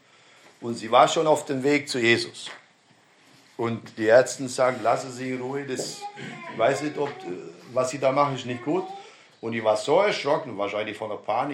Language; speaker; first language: German; non-native, fluent; Romanian